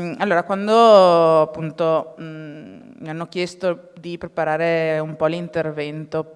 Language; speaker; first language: Italian; native; Italian